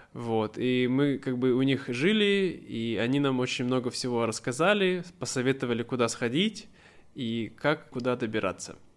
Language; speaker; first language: Russian; native; Russian